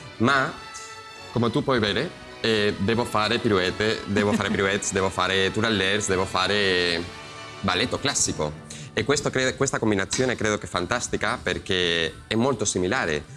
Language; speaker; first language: Italian; non-native, learner; Spanish